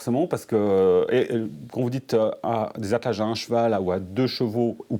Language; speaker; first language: French; native; French